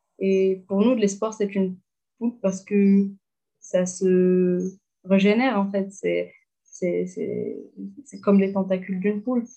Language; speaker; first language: French; non-native, local second language; Arabic